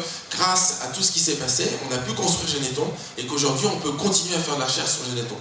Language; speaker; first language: French; native; French